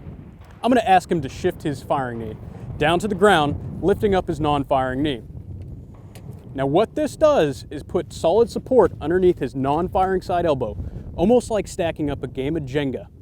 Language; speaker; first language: English; native; English